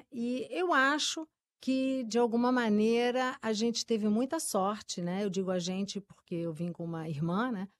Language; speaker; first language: Portuguese; early bilingual, other home language; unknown